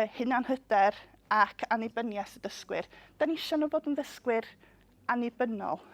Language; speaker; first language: Welsh; non-native, local second language; English